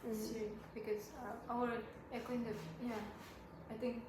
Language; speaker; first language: English; non-native, learner; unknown